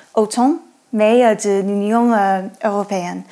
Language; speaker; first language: French; non-native, fluent; English